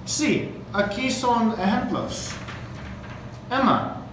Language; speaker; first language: Spanish; non-native, learner; English